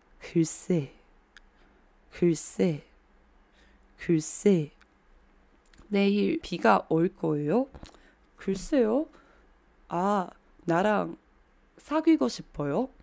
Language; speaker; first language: Korean; non-native, fluent; Chinese